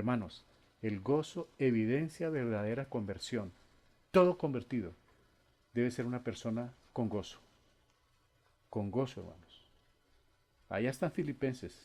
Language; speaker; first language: Spanish; native; Spanish